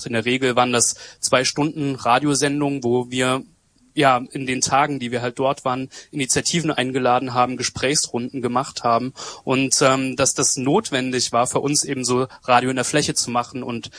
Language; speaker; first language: German; native; German